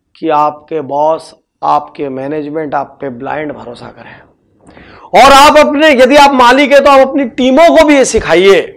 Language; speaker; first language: Hindi; native; Hindi